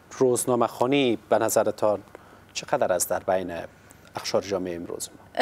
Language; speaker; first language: Persian; native; Persian